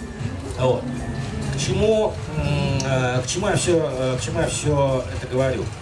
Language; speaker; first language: Russian; native; Russian